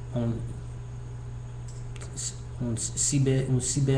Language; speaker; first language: French; non-native, learner; English